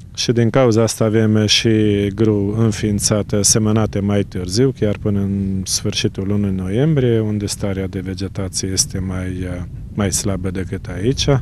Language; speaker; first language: Romanian; non-native, local second language; Hungarian